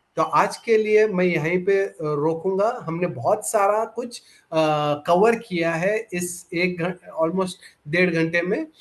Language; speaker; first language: Hindi; non-native, local second language; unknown